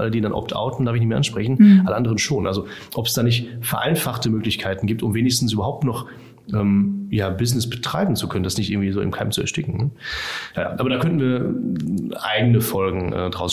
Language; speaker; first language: German; native; German